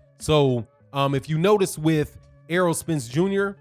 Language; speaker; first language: English; native; English